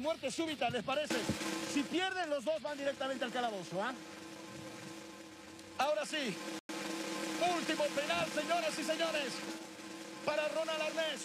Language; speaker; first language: Spanish; native; Spanish